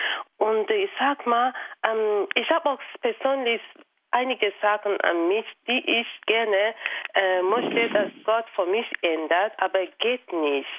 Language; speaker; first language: German; non-native, fluent; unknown